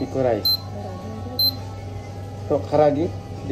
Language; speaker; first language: Japanese; non-native, learner; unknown